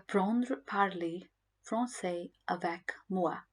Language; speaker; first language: French; non-native, learner; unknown